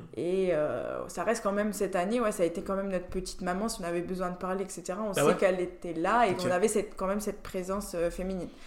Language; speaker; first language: French; native; French